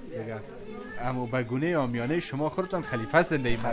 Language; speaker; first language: Persian; native; Persian